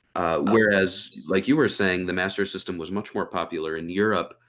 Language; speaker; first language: English; native; English